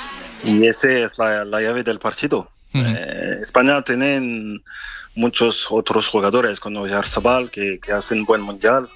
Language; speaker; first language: Spanish; non-native, fluent; French